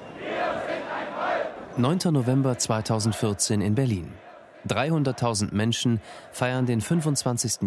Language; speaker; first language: German; native; German